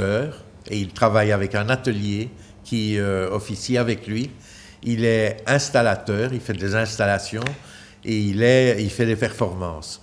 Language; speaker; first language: French; native; French